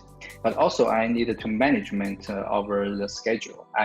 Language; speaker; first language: English; non-native, learner; Chinese